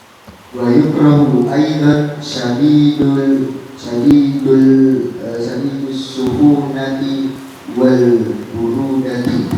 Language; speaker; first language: Arabic; non-native, learner; Indonesian